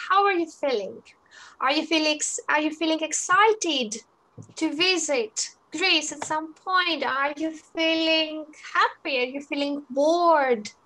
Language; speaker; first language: English; non-native, fluent; Greek